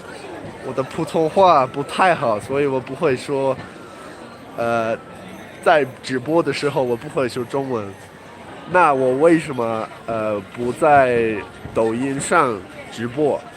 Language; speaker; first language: Chinese; non-native, learner; English